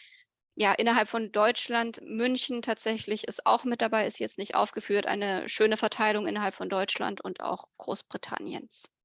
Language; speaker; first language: German; native; German